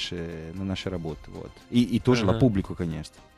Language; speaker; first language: Russian; non-native, fluent; Italian